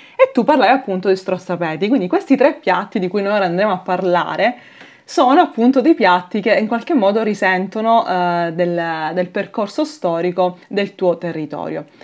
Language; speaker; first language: Italian; native; Italian